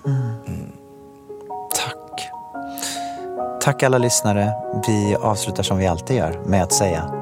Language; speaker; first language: Swedish; native; Swedish